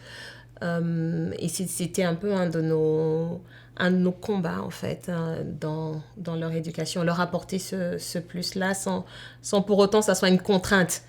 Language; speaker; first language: French; native; French